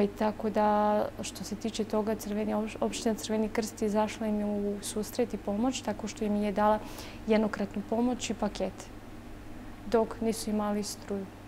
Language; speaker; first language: Serbian; non-native, local second language; Romany